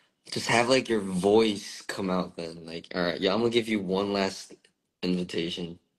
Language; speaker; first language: English; early bilingual, other home language; Korean